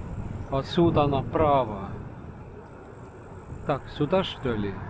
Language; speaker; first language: Russian; non-native, learner; Estonian